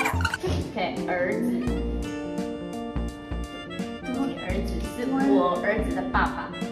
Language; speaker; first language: Chinese; non-native, fluent; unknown